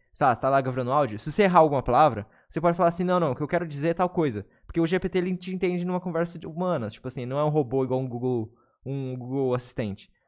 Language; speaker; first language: Portuguese; native; Portuguese